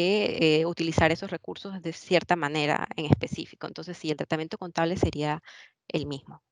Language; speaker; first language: Spanish; native; Spanish